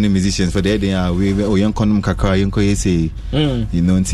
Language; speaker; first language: English; non-native, local second language; Akan